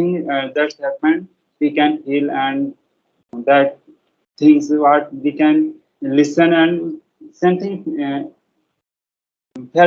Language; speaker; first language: English; non-native, learner; Hindi